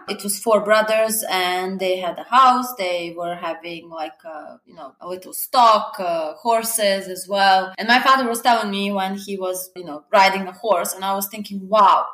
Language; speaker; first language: English; non-native, fluent; Serbian